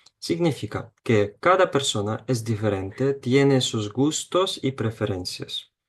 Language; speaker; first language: Spanish; non-native, fluent; Ukrainian